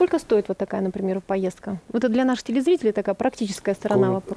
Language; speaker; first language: Russian; native; Russian